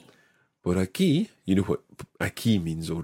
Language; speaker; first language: Spanish; non-native, fluent; English